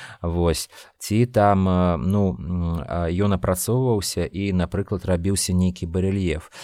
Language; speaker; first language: Belarusian; non-native, local second language; Russian